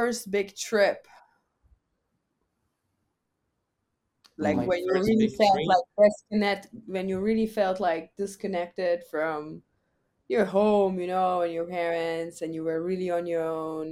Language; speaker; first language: English; non-native, fluent; German